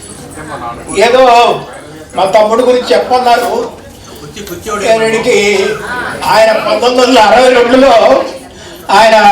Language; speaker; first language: Telugu; native; Telugu